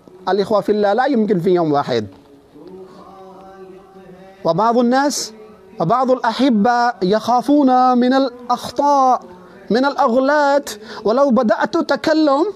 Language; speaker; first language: Arabic; non-native, fluent; Urdu